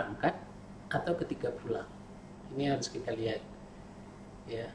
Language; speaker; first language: Indonesian; native; Indonesian